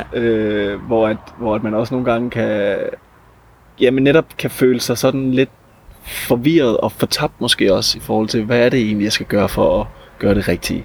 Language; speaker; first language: Danish; native; Danish